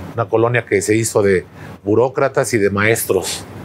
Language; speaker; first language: Spanish; native; Spanish